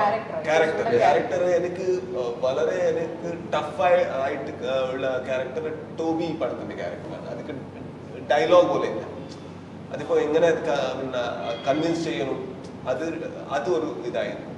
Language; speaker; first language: Malayalam; non-native, learner; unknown